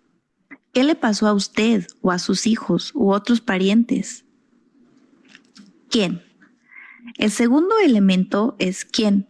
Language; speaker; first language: Spanish; native; Spanish